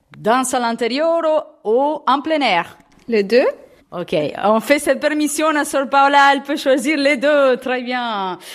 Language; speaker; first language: French; non-native, fluent; Italian